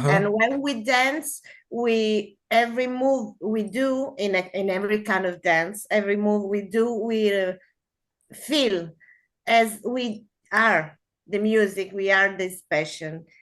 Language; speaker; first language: English; non-native, learner; Spanish